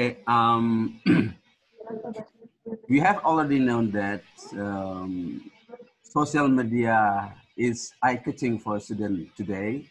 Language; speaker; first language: English; non-native, learner; Indonesian